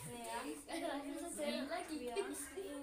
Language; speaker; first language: English; non-native, learner; Indonesian